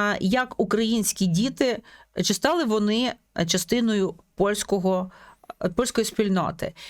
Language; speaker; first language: Ukrainian; native; Ukrainian